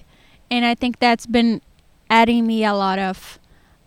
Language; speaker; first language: English; non-native, fluent; Portuguese